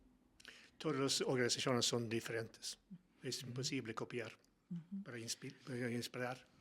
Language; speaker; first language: Spanish; non-native, learner; Swedish